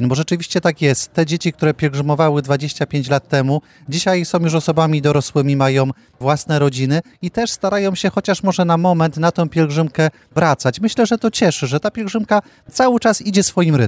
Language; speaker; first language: Polish; native; Polish